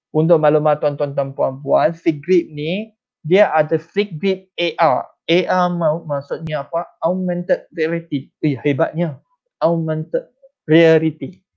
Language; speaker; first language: Malay; non-native, local second language; Chinese